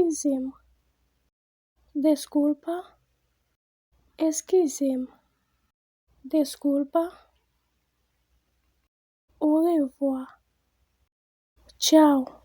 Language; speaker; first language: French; non-native, local second language; Haitian Creole